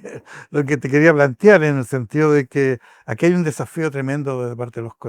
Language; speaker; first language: Spanish; native; Spanish